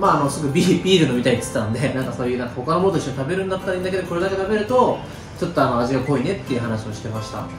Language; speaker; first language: Japanese; native; Japanese